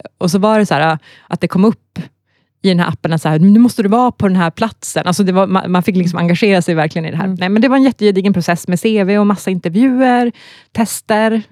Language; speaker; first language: Swedish; native; Swedish